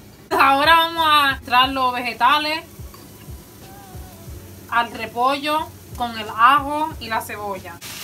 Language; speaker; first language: Spanish; early bilingual, heritage; Spanish